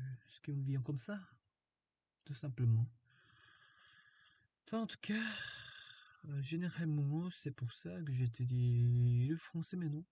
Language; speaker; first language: French; non-native, fluent; Korean